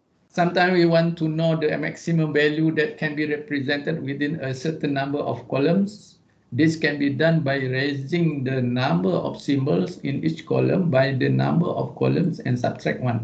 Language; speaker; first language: English; non-native, local second language; Malay